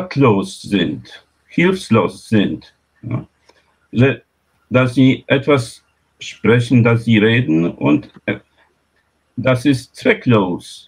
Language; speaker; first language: German; non-native, learner; Polish